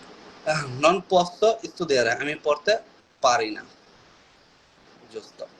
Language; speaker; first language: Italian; non-native, learner; Bangla